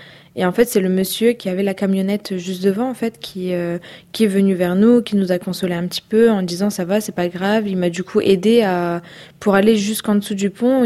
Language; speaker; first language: French; native; French